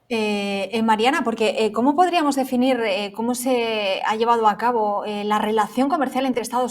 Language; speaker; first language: Spanish; native; Spanish